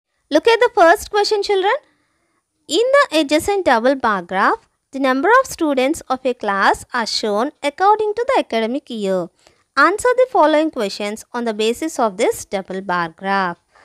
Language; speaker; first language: English; non-native, local second language; Telugu